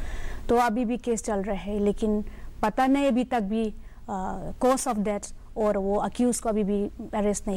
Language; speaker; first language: Hindi; non-native, local second language; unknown